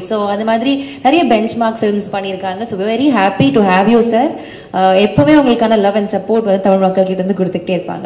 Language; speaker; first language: Tamil; native; Tamil